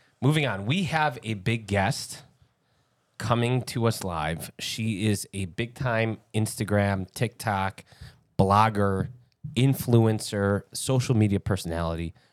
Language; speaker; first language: English; native; English